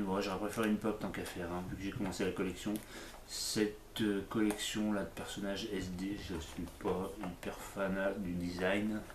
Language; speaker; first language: French; native; French